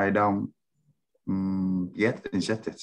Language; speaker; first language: English; non-native, learner; Vietnamese